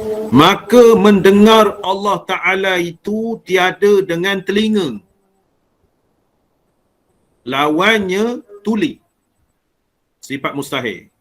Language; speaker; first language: Malay; native; Malay